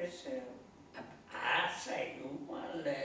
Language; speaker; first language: Hebrew; non-native, learner; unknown